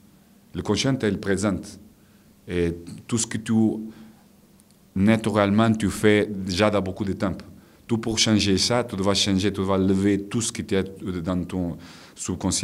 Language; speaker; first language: French; non-native, fluent; Portuguese